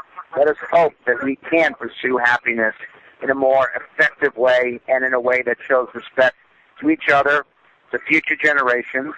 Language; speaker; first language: English; native; English